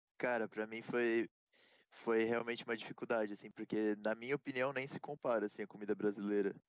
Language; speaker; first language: Portuguese; native; Portuguese